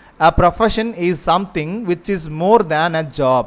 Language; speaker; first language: English; non-native, local second language; Tamil